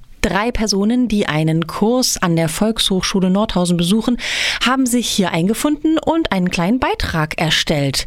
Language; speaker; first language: German; native; German